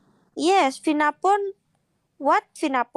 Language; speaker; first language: English; non-native, learner; Indonesian